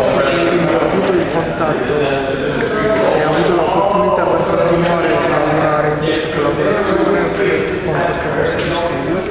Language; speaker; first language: Italian; non-native, fluent; Bangla